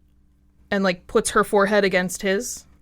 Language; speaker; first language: English; native; English